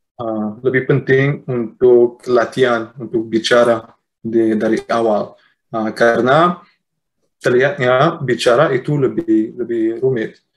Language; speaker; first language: Indonesian; non-native, fluent; Luxembourgish